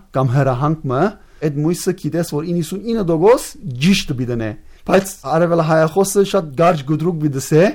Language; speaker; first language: Armenian; early bilingual, heritage; Armenian